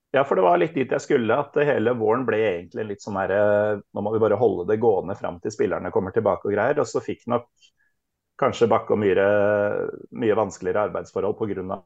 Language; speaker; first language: Norwegian; native; Norwegian